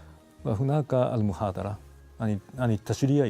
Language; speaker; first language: Arabic; non-native, fluent; Japanese